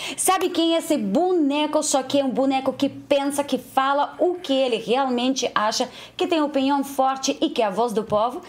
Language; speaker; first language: Portuguese; non-native, fluent; Russian